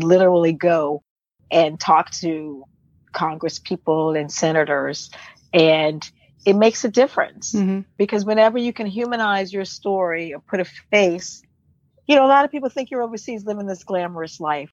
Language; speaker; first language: English; native; English